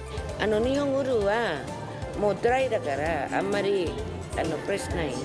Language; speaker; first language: Japanese; non-native, learner; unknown